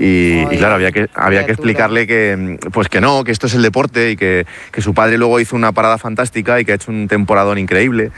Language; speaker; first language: Spanish; native; Spanish